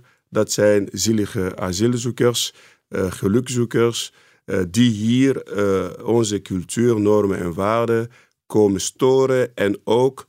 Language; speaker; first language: Dutch; non-native, fluent; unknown